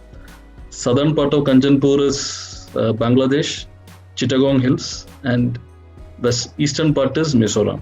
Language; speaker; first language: English; non-native, local second language; Malayalam